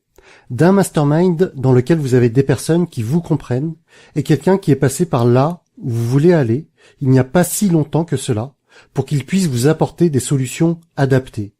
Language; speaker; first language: French; native; French